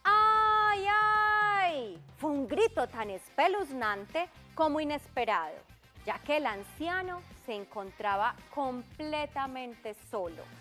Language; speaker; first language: Spanish; native; Spanish